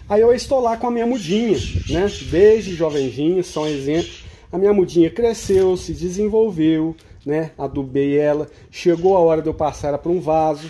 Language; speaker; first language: Portuguese; native; Portuguese